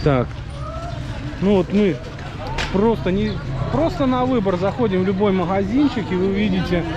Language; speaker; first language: Russian; native; Russian